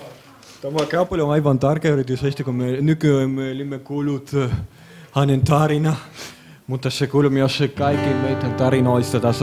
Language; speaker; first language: Finnish; non-native, learner; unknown